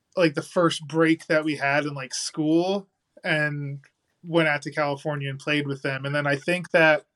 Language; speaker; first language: English; native; English